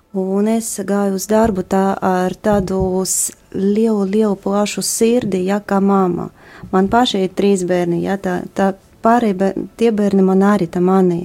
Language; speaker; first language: Latvian; non-native, local second language; Russian